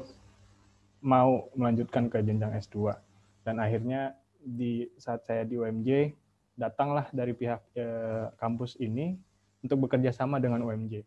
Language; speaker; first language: Indonesian; native; Indonesian